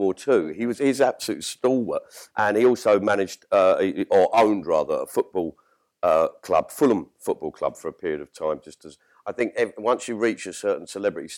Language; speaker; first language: English; native; English